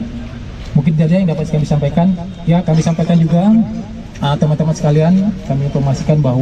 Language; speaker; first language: Indonesian; native; Indonesian